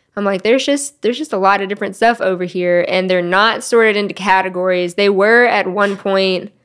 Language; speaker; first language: English; native; English